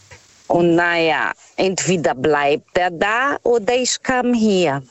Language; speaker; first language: German; non-native, fluent; Portuguese